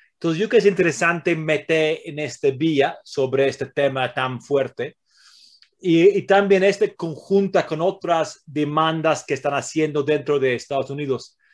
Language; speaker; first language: Spanish; non-native, fluent; English